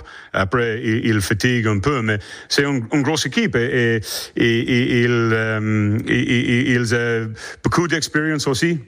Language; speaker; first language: French; non-native, learner; English